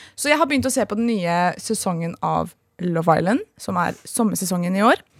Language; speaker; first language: Norwegian; native; Norwegian